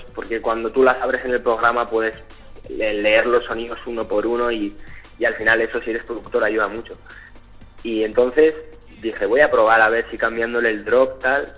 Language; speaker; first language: Spanish; early bilingual, other home language; French